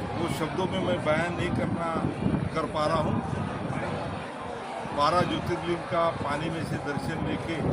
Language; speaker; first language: Hindi; non-native, local second language; Marathi